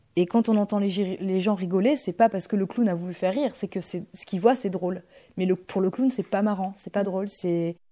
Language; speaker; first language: French; early bilingual, other home language; Bulgarian